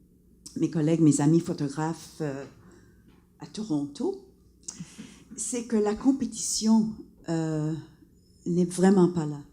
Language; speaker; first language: French; non-native, local second language; English